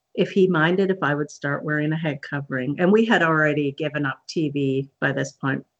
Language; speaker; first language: English; native; English